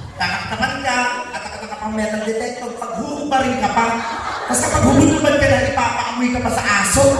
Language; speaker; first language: Filipino; native; Filipino